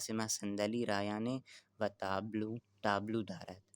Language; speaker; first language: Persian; non-native, fluent; Urdu